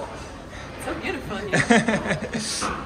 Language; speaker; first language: English; non-native, fluent; German